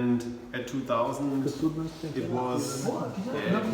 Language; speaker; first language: English; non-native, learner; German